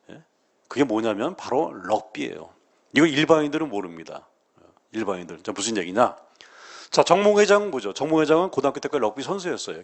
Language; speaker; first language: Korean; native; Korean